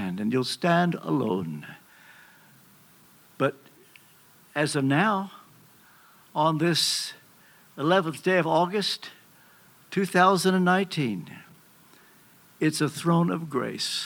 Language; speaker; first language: English; native; English